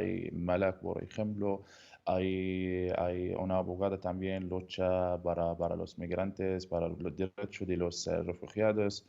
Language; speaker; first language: Spanish; non-native, learner; Arabic